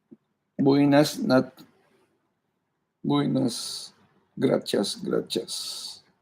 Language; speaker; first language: Spanish; non-native, learner; Cebuano